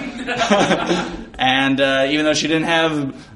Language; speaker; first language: English; native; English